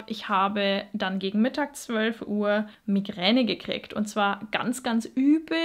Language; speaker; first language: German; native; German